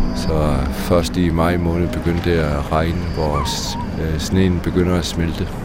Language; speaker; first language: Danish; non-native, local second language; Kalaallisut